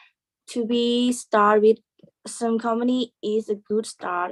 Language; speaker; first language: English; non-native, learner; Thai